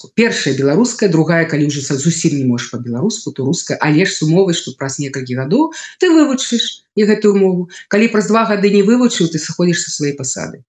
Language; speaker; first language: Belarusian; non-native, local second language; Russian